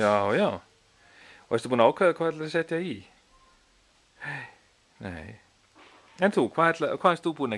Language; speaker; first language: Icelandic; native; Icelandic